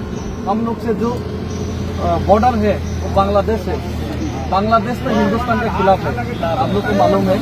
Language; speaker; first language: Hindi; non-native, local second language; Kok Borok